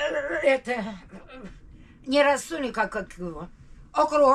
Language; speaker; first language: Russian; native; Russian